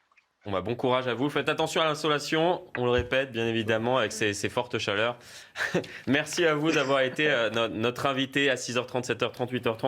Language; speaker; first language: French; native; French